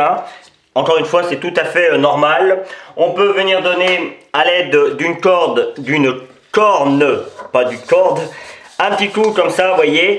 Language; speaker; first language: French; native; French